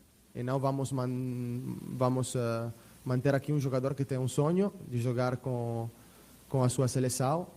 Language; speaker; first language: Portuguese; non-native, fluent; Italian